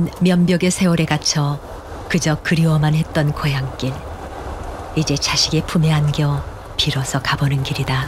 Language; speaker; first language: Korean; native; Korean